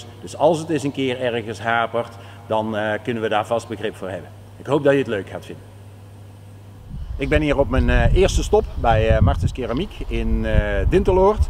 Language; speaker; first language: Dutch; native; Dutch